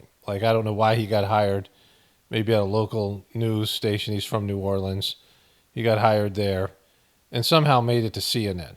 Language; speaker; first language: English; native; English